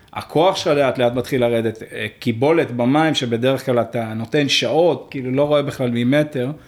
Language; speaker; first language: Hebrew; early bilingual, other home language; Arabic